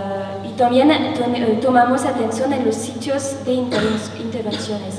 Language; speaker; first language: Spanish; non-native, learner; French